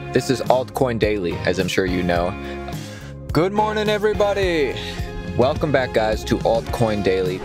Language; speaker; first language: English; native; English